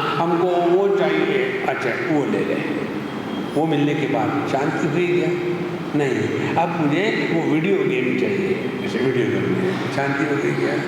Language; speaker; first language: Hindi; non-native, local second language; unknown